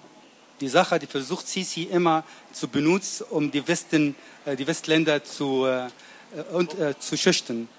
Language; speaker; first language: German; non-native, learner; Arabic